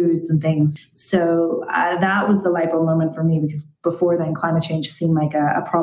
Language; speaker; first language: English; native; English